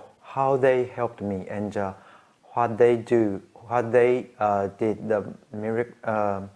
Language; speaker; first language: English; non-native, learner; Chinese